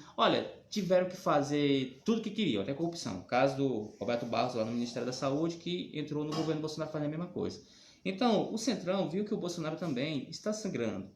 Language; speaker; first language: Portuguese; native; Portuguese